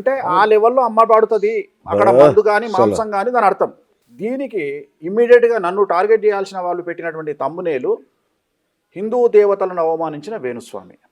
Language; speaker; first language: Telugu; native; Telugu